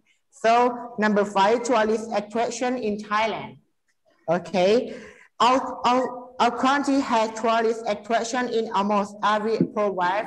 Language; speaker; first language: English; non-native, learner; Thai